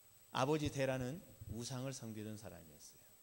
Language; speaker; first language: Korean; native; Korean